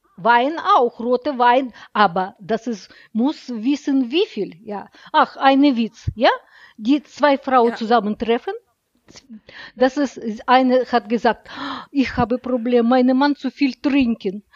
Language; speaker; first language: German; non-native, learner; Russian